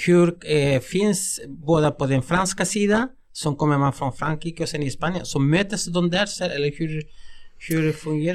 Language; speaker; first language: Swedish; non-native, fluent; Spanish